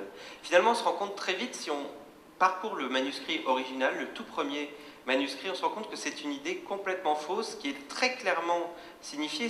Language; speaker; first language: French; native; French